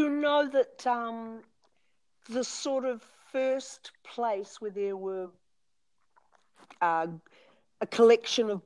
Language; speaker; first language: English; native; English